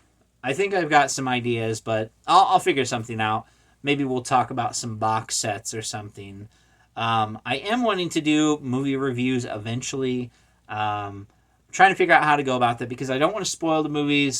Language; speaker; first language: English; native; English